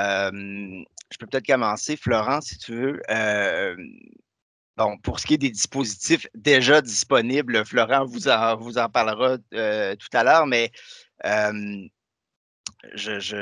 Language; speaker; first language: French; native; French